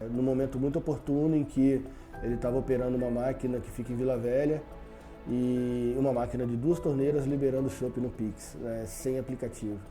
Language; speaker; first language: Portuguese; native; Portuguese